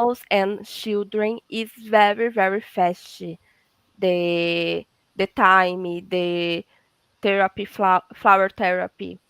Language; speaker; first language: English; non-native, learner; Portuguese